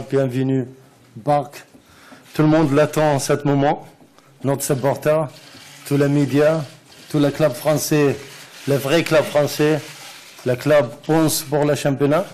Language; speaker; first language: French; non-native, learner; Arabic